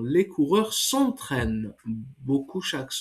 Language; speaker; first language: French; non-native, fluent; English